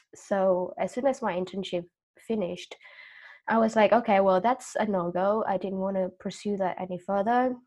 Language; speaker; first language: English; non-native, fluent; Indonesian